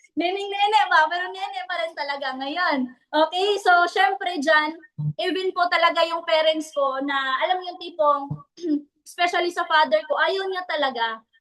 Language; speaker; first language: Filipino; non-native, local second language; Cebuano